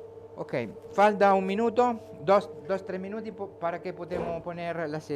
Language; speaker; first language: Spanish; non-native, learner; Italian